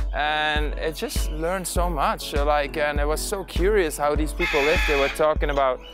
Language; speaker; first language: English; non-native, fluent; Limburgish